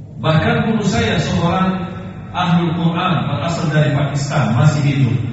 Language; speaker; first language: Indonesian; non-native, fluent; Arabic